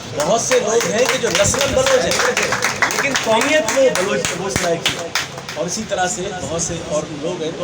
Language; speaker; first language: Urdu; non-native, local second language; Sindhi